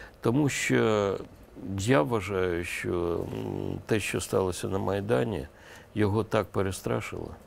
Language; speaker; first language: Ukrainian; non-native, local second language; Russian